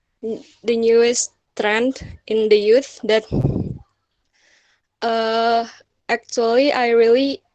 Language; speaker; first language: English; non-native, local second language; Indonesian